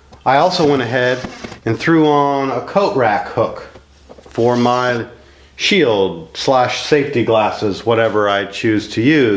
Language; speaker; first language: English; native; English